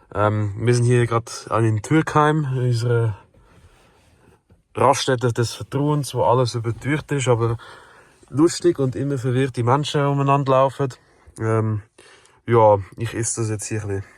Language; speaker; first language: German; native; German